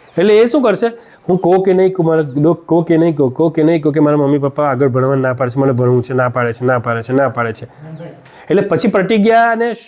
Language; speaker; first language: Gujarati; native; Gujarati